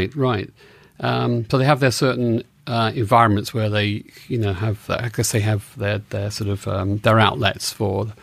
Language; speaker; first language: English; native; English